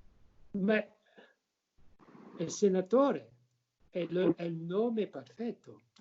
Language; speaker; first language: Italian; non-native, learner; French